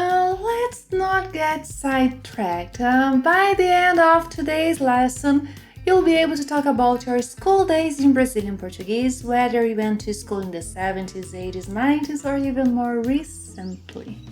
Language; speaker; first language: English; non-native, fluent; Portuguese